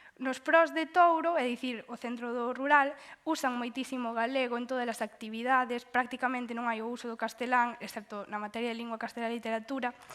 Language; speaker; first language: Galician; native; Galician